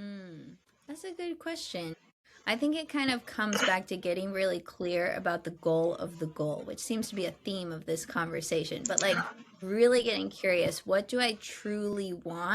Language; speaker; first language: English; native; English